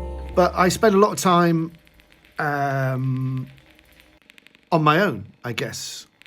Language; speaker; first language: English; native; English